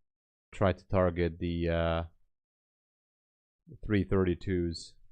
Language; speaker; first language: English; non-native, fluent; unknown